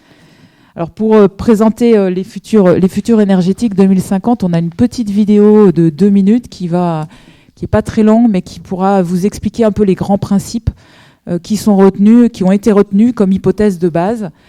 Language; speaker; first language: French; native; French